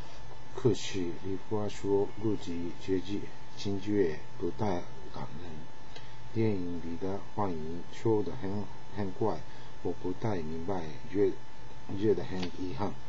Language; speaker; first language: Chinese; non-native, learner; Japanese